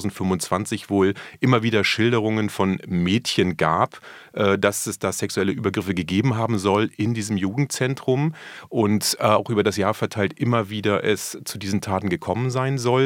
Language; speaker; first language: German; native; German